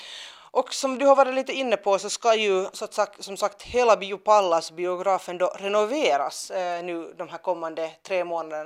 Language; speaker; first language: Swedish; native; Swedish